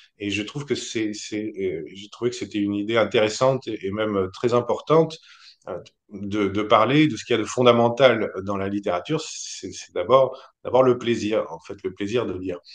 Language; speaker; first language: French; native; French